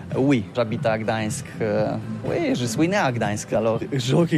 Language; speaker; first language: French; non-native, learner; Polish